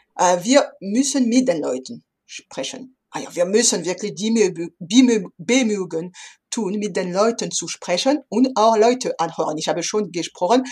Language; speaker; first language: German; non-native, fluent; French